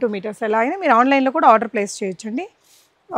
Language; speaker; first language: Telugu; native; Telugu